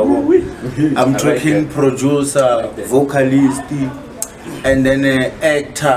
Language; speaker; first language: English; non-native, local second language; Northern Sotho